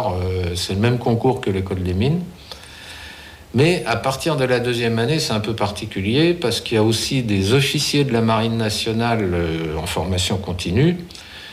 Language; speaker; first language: French; native; French